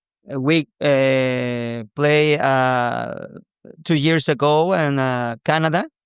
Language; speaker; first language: English; non-native, local second language; Spanish